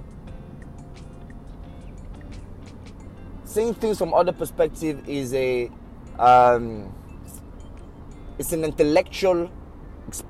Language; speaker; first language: English; non-native, local second language; French